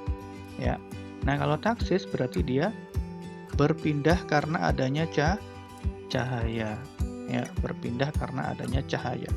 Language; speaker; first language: Indonesian; native; Indonesian